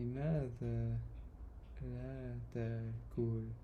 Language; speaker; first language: Arabic; non-native, learner; English